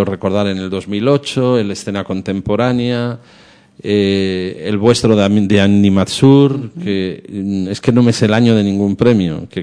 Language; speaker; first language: Spanish; native; Spanish